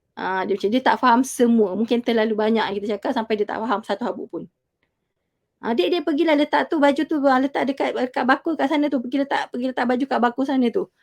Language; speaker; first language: Malay; native; Malay